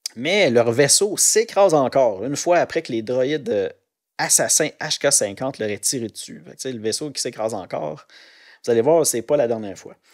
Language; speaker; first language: French; native; French